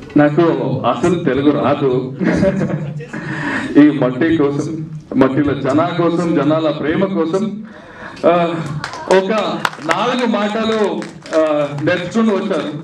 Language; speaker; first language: Telugu; non-native, learner; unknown